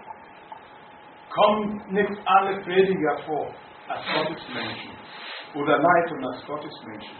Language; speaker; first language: German; non-native, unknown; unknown